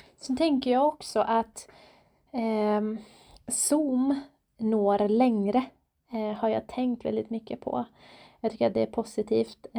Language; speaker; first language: Swedish; non-native, fluent; Persian